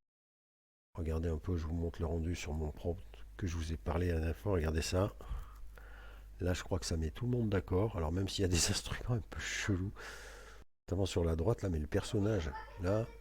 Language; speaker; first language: French; native; French